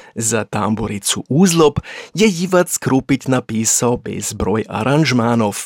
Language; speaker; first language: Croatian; native; Croatian